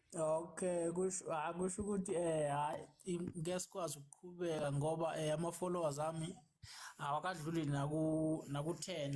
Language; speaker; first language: Zulu; native; Zulu